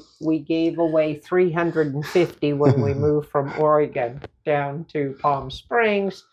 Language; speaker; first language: English; native; English